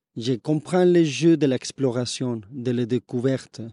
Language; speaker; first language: French; non-native, fluent; Spanish